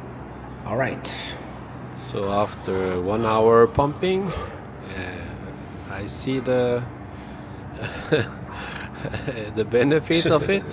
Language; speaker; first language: English; non-native, learner; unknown